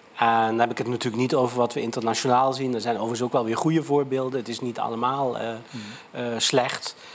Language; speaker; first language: Dutch; native; Dutch